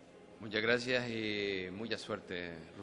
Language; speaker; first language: Spanish; native; Spanish